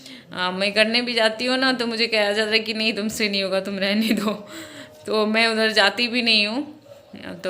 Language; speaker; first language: Hindi; non-native, local second language; Maithili